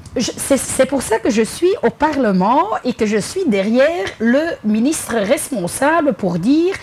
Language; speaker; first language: French; non-native, local second language; Dutch